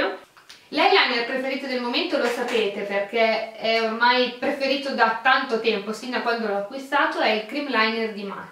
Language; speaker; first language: Italian; native; Italian